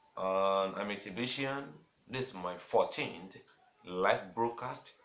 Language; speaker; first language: English; non-native, local second language; Yoruba